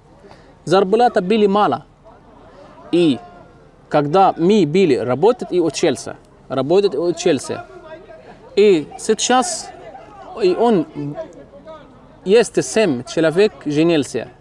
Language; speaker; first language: Russian; non-native, learner; Arabic